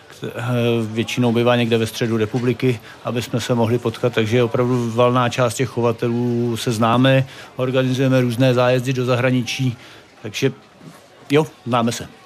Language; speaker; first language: Czech; native; Czech